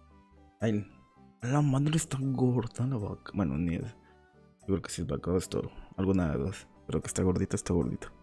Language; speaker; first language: Spanish; native; Spanish